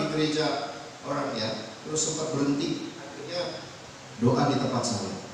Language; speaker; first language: Indonesian; non-native, local second language; Javanese